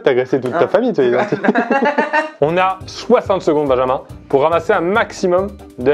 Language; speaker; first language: French; native; French